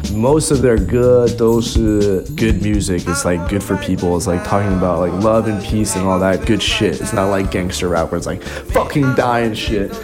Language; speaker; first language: English; early bilingual, other home language; Chinese